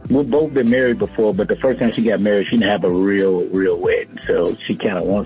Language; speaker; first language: English; native; English